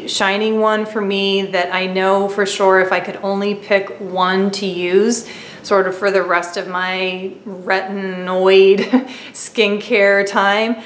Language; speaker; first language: English; native; English